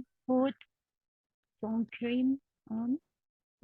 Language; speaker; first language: English; non-native, learner; Spanish